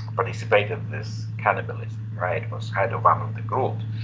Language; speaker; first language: English; non-native, fluent; Romanian